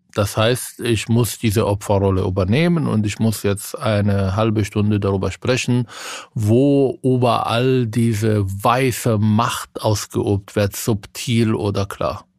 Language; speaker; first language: German; non-native, fluent; Arabic